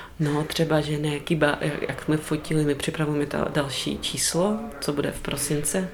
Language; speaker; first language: Czech; non-native, fluent; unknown